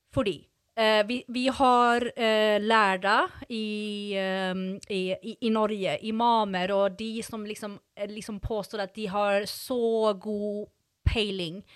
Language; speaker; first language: Norwegian; non-native, fluent; Swedish